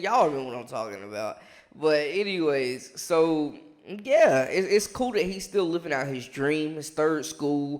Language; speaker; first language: English; native; English